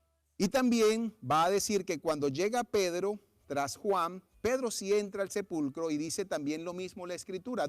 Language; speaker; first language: Spanish; native; Spanish